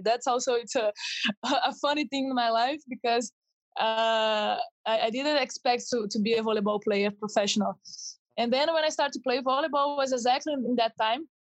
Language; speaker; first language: English; non-native, fluent; Portuguese